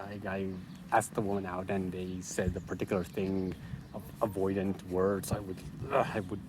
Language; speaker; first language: English; non-native, fluent; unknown